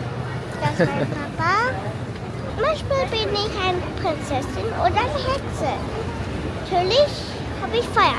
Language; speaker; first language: German; early bilingual, other home language; Filipino